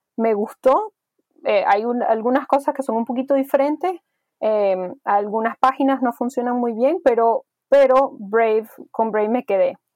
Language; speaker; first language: Spanish; early bilingual, heritage; Spanish